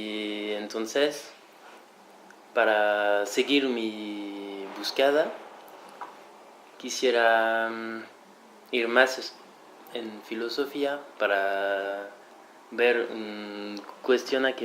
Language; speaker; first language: Spanish; non-native, fluent; French